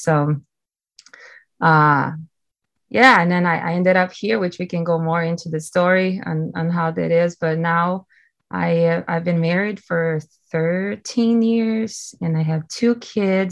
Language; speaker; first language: English; non-native, fluent; Portuguese